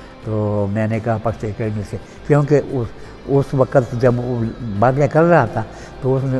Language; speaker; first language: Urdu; non-native, local second language; Pashto